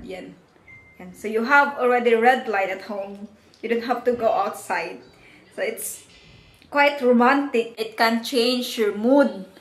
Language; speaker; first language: English; non-native, learner; Filipino